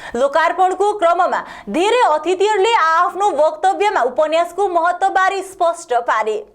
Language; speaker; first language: Nepali; native; Nepali